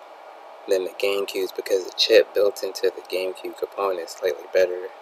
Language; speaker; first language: English; native; English